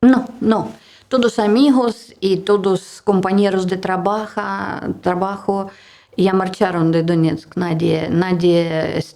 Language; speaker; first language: Spanish; non-native, learner; Russian